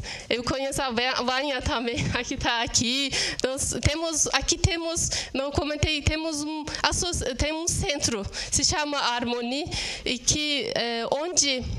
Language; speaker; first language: Portuguese; non-native, fluent; Turkish